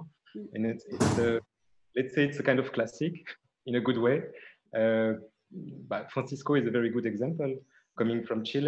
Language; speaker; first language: English; non-native, fluent; French